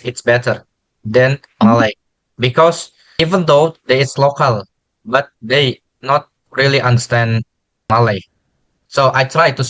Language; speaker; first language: English; non-native, learner; Indonesian